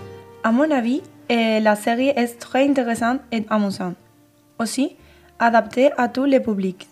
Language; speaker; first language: French; non-native, learner; Spanish